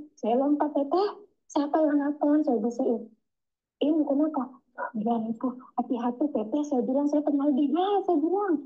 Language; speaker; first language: Indonesian; native; Indonesian